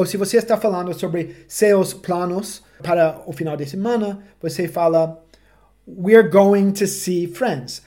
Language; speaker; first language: Portuguese; non-native, fluent; English